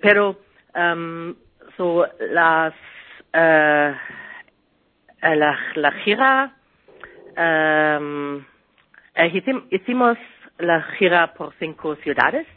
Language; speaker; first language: Spanish; non-native, learner; German